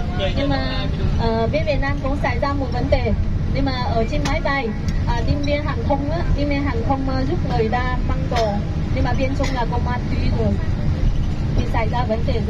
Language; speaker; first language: Vietnamese; non-native, fluent; Chinese